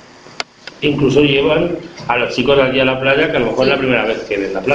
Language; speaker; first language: Spanish; native; Spanish